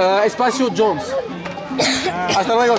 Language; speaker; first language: Spanish; non-native, learner; French